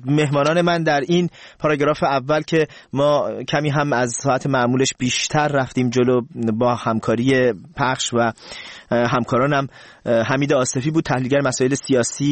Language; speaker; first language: Persian; native; Persian